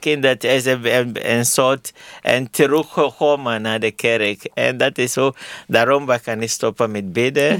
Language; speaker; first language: Dutch; non-native, learner; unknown